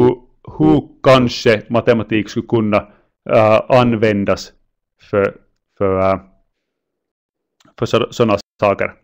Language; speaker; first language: Swedish; non-native, local second language; Finnish